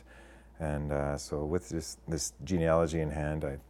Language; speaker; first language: English; native; English